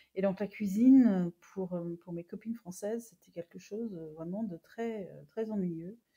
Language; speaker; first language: French; non-native, fluent; English